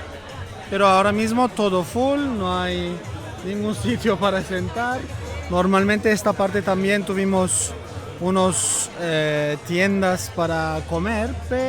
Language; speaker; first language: Spanish; non-native, fluent; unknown